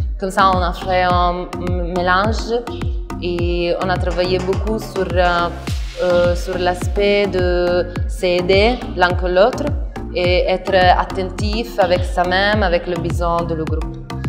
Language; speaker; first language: French; non-native, learner; Italian